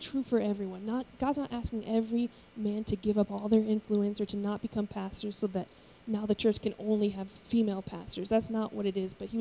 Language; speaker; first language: English; native; English